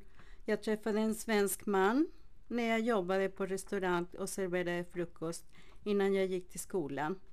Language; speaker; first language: Swedish; non-native, fluent; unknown